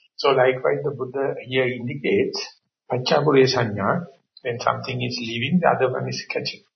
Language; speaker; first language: English; non-native, local second language; Sinhala